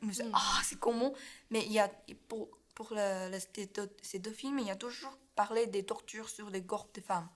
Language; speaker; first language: French; non-native, learner; Chinese